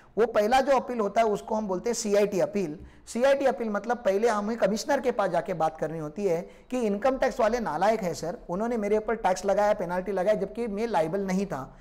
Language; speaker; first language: Hindi; non-native, local second language; Marathi